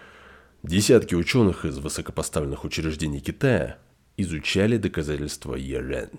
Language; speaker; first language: Russian; native; Russian